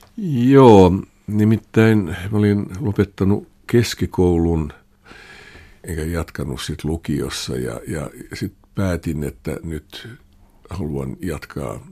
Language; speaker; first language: Finnish; non-native, local second language; Swedish